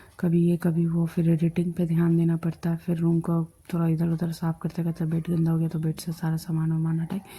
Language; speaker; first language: Hindi; non-native, local second language; Bangla